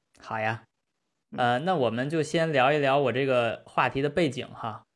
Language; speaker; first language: Chinese; native; Chinese